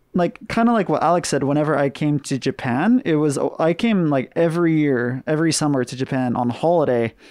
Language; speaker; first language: English; native; English